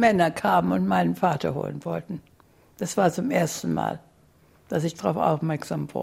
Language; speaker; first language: German; native; German